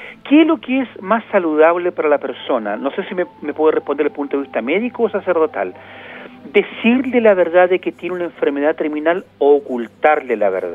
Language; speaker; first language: Spanish; native; Spanish